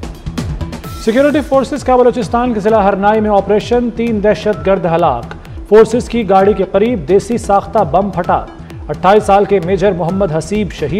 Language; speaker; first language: Urdu; native; Urdu